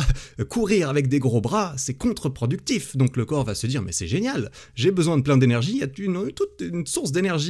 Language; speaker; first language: French; native; French